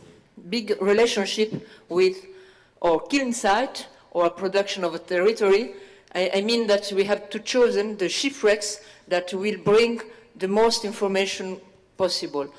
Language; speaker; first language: English; non-native, learner; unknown